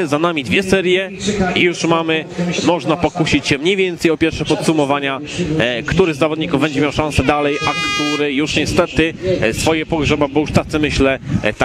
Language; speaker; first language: Polish; native; Polish